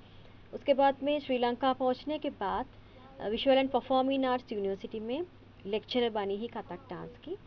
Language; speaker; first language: Hindi; non-native, fluent; Sinhala